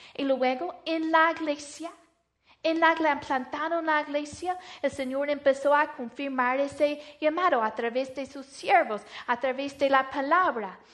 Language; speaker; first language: Spanish; non-native, fluent; English